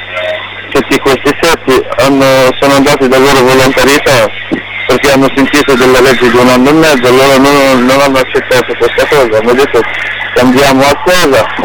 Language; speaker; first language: Italian; non-native, local second language; Arabic